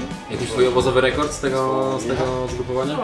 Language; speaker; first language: Polish; native; Polish